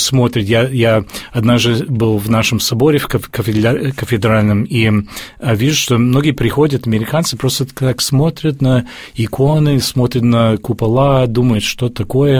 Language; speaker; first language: Russian; early bilingual, heritage; Russian